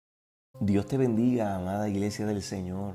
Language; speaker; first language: Spanish; native; Spanish